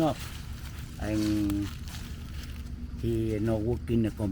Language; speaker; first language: English; non-native, learner; Vietnamese